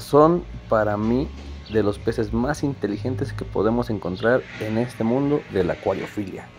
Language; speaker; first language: Spanish; native; Spanish